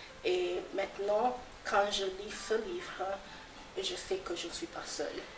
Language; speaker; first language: French; non-native, fluent; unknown